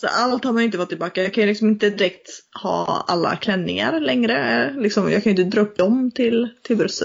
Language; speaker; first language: Swedish; native; Swedish